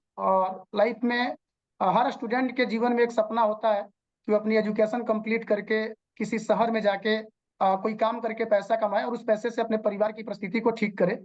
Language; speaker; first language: Hindi; non-native, local second language; Bhojpuri